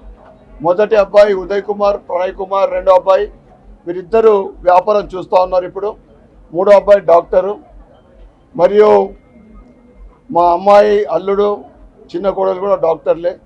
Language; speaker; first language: Telugu; native; Telugu